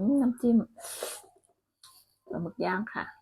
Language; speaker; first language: Thai; non-native, local second language; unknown